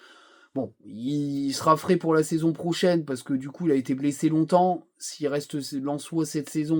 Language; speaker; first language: French; native; French